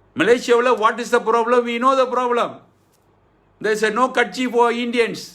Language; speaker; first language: English; non-native, local second language; Tamil